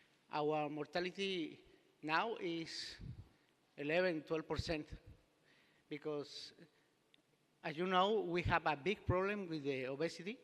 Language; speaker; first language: English; non-native, learner; Spanish